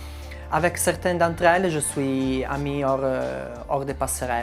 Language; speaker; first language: French; non-native, local second language; Italian